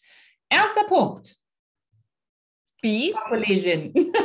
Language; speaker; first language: German; native; German